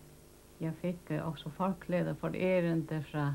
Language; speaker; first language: Danish; non-native, local second language; Faroese